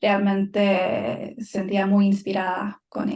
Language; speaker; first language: Spanish; non-native, fluent; Swedish